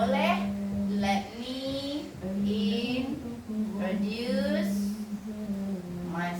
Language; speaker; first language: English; non-native, fluent; Indonesian